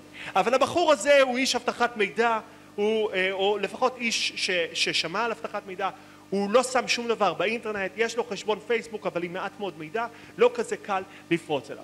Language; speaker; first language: Hebrew; native; Hebrew